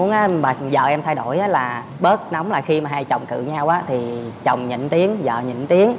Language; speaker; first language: Vietnamese; native; Vietnamese